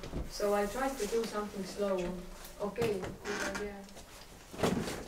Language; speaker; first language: English; non-native, fluent; Estonian